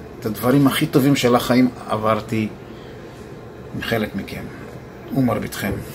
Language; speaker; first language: Hebrew; native; Hebrew